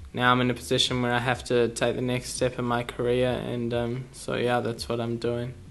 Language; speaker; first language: English; native; English